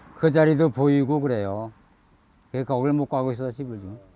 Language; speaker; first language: Korean; native; Korean